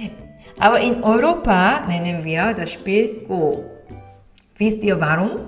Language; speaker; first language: German; non-native, fluent; Korean